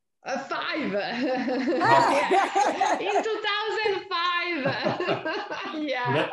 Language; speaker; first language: English; non-native, learner; Italian